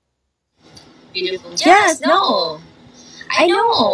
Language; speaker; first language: English; non-native, learner; Thai